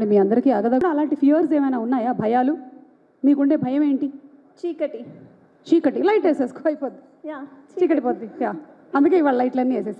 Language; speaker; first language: Telugu; native; Telugu